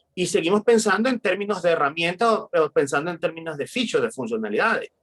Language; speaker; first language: Spanish; native; Spanish